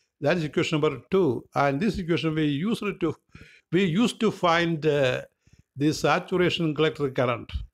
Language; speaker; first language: English; non-native, local second language; Malayalam